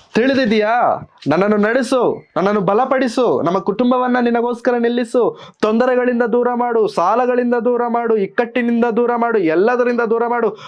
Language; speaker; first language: Kannada; non-native, local second language; Telugu